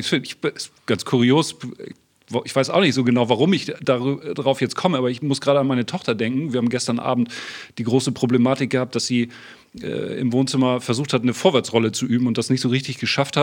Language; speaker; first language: German; native; German